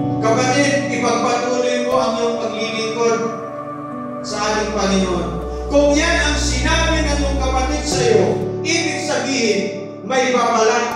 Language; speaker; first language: Filipino; non-native, local second language; Iloko